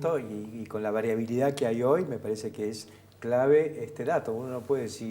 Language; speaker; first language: Spanish; native; Spanish